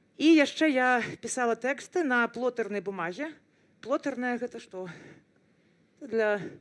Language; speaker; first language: Belarusian; non-native, local second language; Russian